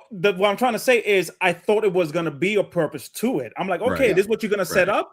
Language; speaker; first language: English; native; English